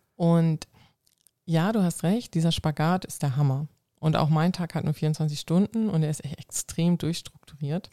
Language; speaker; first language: German; non-native, local second language; Low German